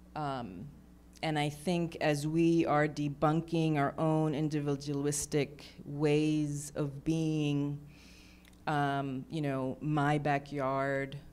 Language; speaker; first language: English; native; English